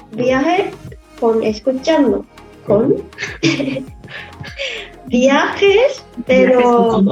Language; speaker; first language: Spanish; non-native, learner; Japanese